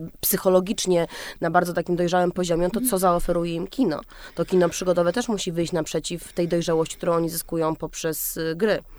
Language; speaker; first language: Polish; native; Polish